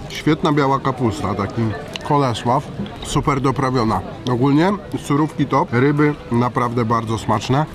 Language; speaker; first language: Polish; native; Polish